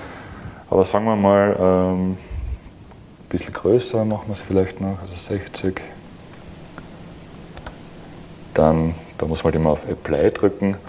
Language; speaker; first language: German; native; German